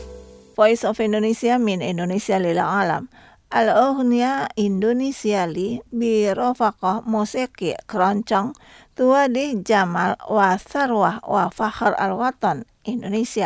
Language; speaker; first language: Arabic; non-native, fluent; Indonesian